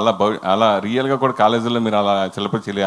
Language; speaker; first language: Telugu; native; Telugu